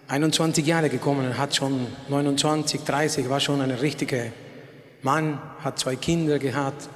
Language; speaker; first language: German; non-native, learner; Spanish